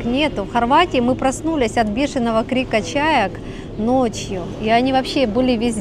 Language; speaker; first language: Russian; native; Russian